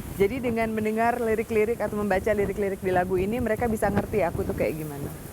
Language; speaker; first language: Indonesian; native; Indonesian